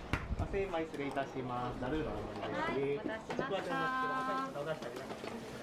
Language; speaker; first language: Japanese; native; Japanese